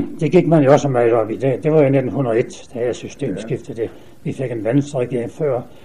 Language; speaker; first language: Danish; native; Danish